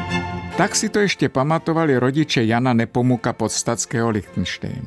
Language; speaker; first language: Czech; native; Czech